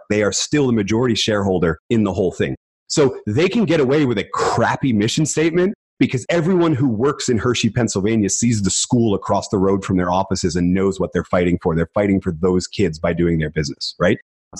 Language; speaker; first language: English; native; English